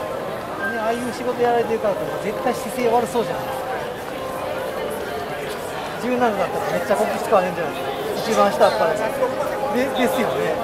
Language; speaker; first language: Japanese; native; Japanese